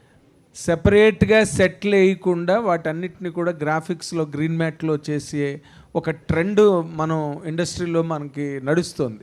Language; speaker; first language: Telugu; native; Telugu